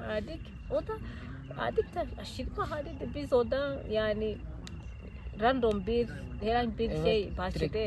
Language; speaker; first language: Turkish; non-native, fluent; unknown